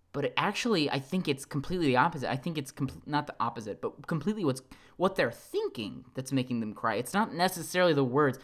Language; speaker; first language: English; native; English